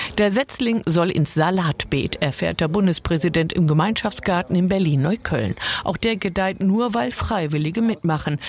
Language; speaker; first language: German; native; German